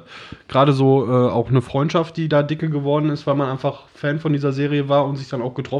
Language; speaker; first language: German; native; German